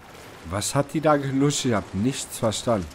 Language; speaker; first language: German; native; German